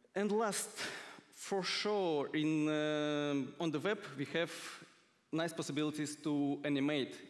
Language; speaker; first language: English; non-native, fluent; Russian